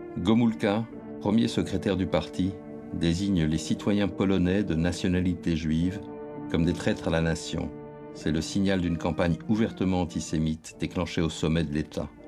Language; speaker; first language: French; native; French